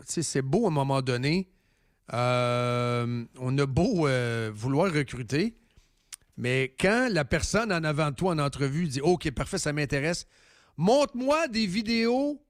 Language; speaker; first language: French; native; French